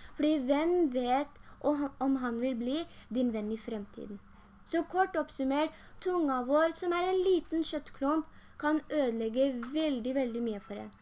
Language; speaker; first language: Norwegian; early bilingual, other home language; Urdu